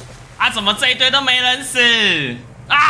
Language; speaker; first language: Chinese; native; Chinese